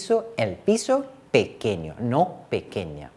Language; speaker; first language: Spanish; non-native, fluent; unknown